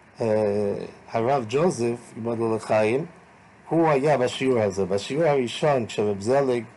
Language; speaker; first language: Hebrew; non-native, fluent; English